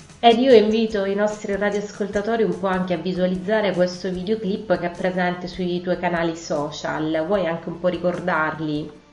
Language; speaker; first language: Italian; native; Italian